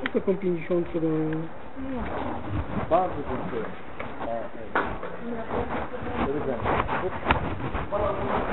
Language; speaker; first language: Polish; non-native, learner; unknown